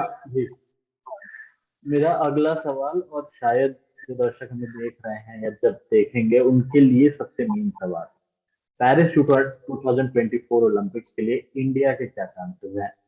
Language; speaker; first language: Hindi; native; Hindi